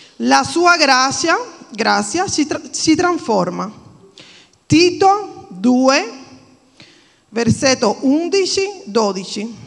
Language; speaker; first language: Italian; non-native, fluent; Spanish